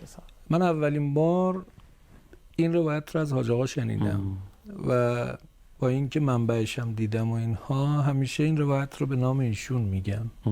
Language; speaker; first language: Persian; native; Persian